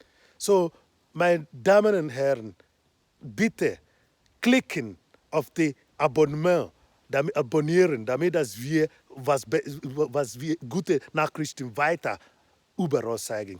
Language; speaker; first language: German; non-native, fluent; Igbo